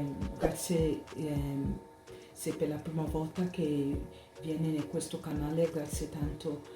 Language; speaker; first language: Italian; non-native, learner; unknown